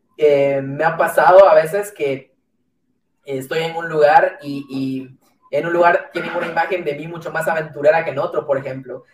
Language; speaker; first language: Spanish; native; Spanish